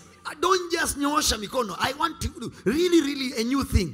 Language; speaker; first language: English; non-native, local second language; Swahili